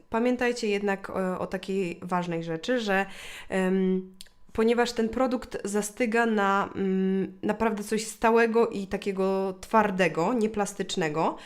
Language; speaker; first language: Polish; native; Polish